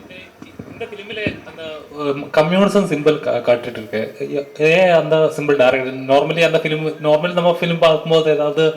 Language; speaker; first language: Tamil; non-native, learner; Malayalam